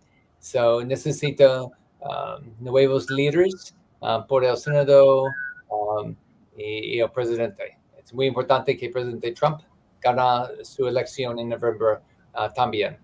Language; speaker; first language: Spanish; non-native, learner; English